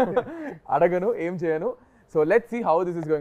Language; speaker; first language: Telugu; native; Telugu